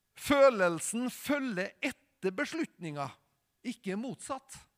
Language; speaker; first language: Norwegian; native; Norwegian